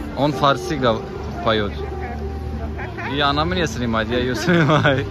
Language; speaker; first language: Russian; non-native, learner; Turkish